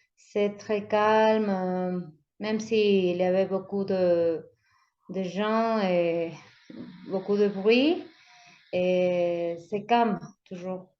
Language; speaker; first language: French; non-native, learner; Spanish